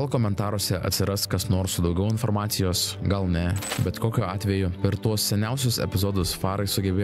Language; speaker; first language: Lithuanian; native; Lithuanian